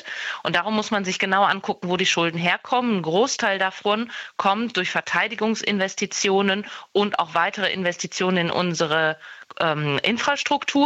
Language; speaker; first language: German; native; German